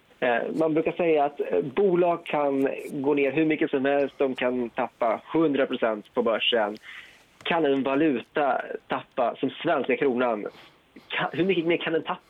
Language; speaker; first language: Swedish; native; Swedish